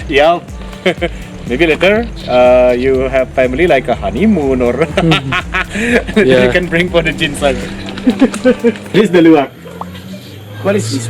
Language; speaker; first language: English; non-native, learner; Indonesian